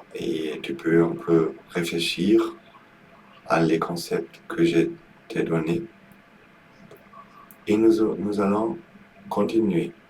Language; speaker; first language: French; non-native, learner; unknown